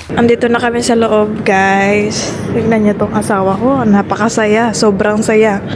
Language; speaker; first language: Filipino; native; Filipino